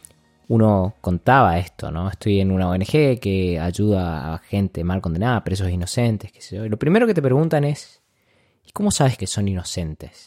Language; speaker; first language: Spanish; native; Spanish